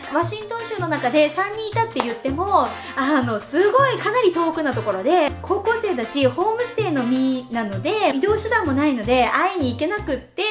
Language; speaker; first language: Japanese; native; Japanese